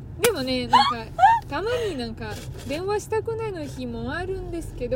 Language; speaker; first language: Japanese; non-native, learner; Italian